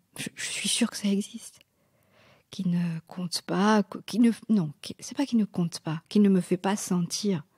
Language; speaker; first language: French; non-native, local second language; Morisyen